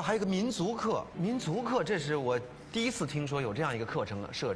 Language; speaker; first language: Chinese; native; Chinese